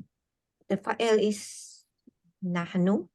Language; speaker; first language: English; non-native, local second language; Malay